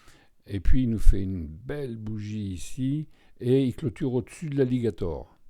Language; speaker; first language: French; native; French